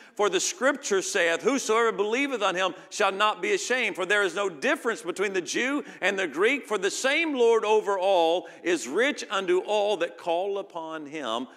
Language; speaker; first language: English; native; English